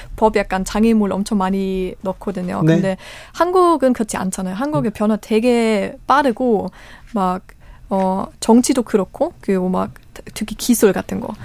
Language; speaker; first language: Korean; non-native, fluent; German